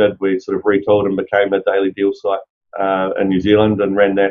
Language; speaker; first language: English; native; English